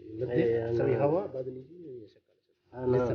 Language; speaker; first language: Arabic; non-native, learner; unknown